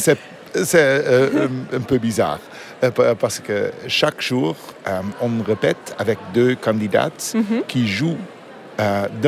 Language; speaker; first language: French; non-native, learner; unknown